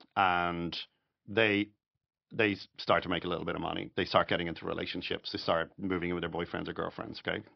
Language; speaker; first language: English; native; English